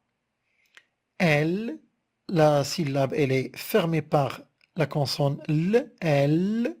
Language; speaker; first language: French; non-native, local second language; Arabic